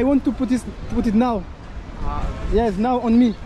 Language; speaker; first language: English; non-native, learner; French